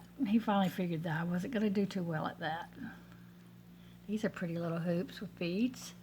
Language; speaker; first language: English; native; English